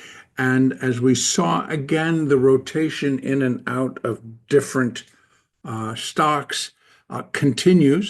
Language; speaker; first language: English; native; English